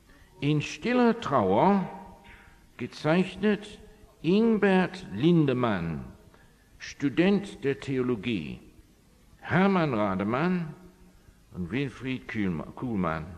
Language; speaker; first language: German; non-native, fluent; English